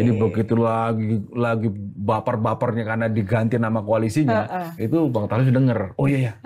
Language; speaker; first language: Indonesian; native; Indonesian